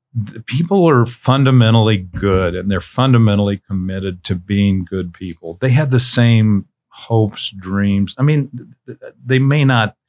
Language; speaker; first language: English; native; English